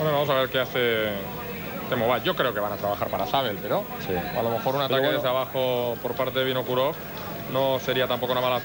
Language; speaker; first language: Spanish; native; Spanish